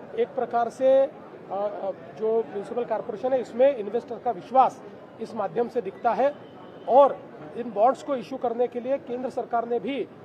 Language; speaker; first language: Hindi; non-native, local second language; Marathi